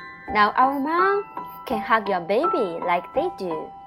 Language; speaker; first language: English; non-native, fluent; Chinese